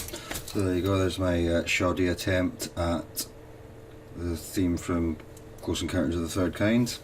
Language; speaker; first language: English; native; English